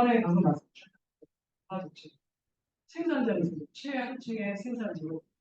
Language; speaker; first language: Korean; native; Korean